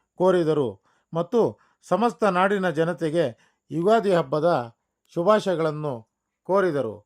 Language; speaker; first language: Kannada; native; Kannada